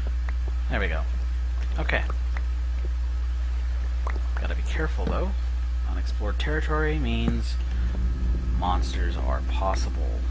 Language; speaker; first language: English; native; English